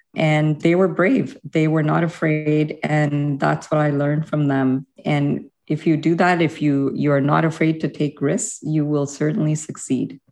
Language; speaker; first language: English; early bilingual, other home language; Hindi